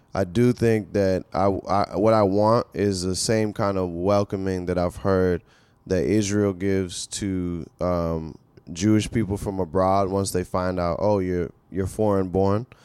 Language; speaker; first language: English; native; English